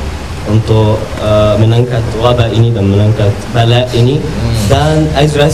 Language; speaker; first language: Indonesian; non-native, fluent; Arabic